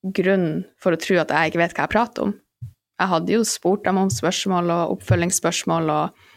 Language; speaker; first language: Norwegian; native; Norwegian